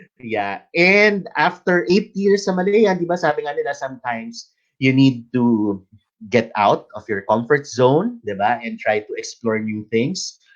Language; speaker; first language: Filipino; native; Filipino